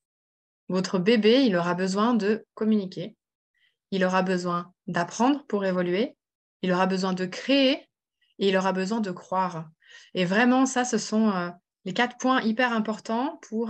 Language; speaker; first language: French; native; French